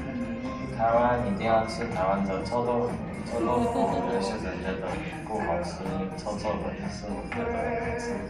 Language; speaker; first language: Chinese; early bilingual, heritage; Chinese